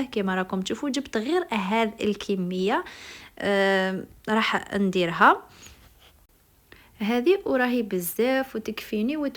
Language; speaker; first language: Arabic; native; Arabic